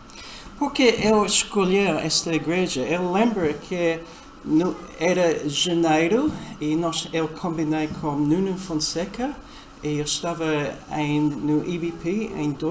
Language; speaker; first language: Portuguese; non-native, fluent; English